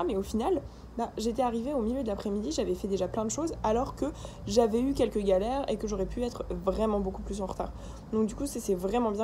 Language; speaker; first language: French; native; French